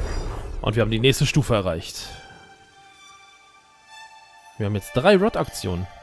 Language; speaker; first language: German; native; German